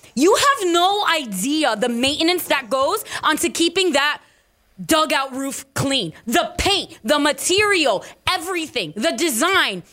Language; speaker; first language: English; early bilingual, other home language; Spanish